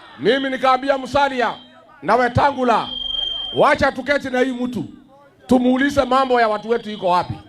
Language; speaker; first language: Swahili; non-native, local second language; Kikuyu